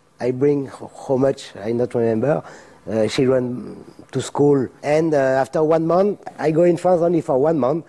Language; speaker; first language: English; non-native, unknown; French